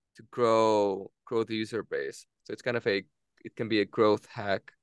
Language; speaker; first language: English; non-native, fluent; Hungarian